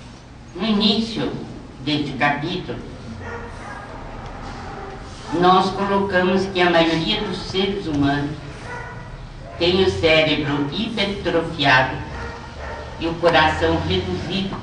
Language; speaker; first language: Portuguese; native; Portuguese